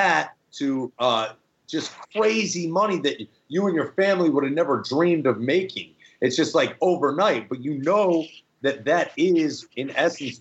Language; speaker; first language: English; native; English